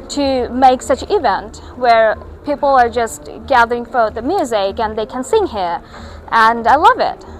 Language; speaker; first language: English; non-native, local second language; Bangla